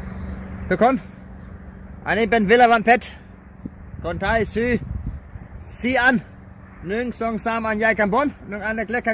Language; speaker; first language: Thai; non-native, learner; German